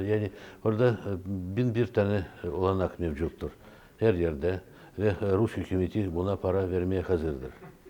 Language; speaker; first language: Turkish; non-native, fluent; Russian